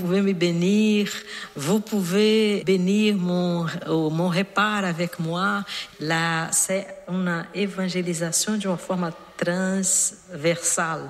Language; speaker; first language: French; non-native, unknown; Portuguese